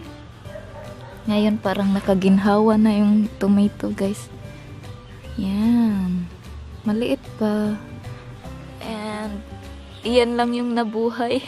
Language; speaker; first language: Filipino; non-native, local second language; Cebuano